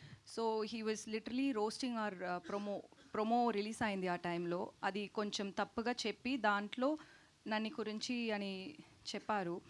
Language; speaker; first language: Telugu; non-native, learner; Tamil